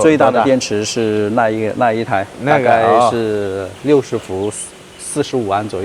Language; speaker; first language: Chinese; native; Chinese